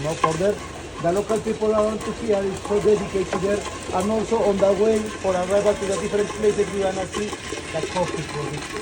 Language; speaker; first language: English; non-native, learner; Spanish